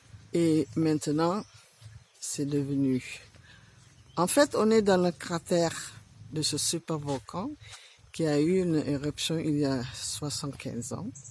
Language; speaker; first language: French; non-native, fluent; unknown